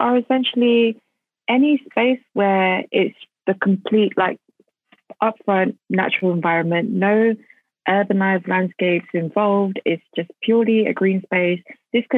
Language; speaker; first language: English; native; English